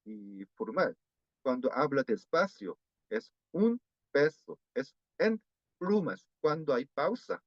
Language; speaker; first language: Spanish; non-native, fluent; Korean